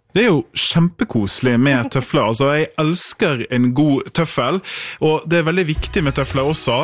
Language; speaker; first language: Norwegian; native; Norwegian